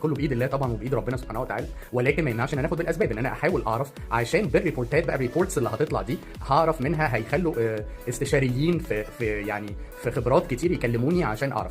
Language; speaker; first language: Arabic; native; Arabic